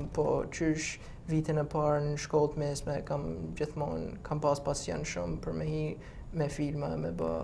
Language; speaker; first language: Albanian; early bilingual, heritage; Albanian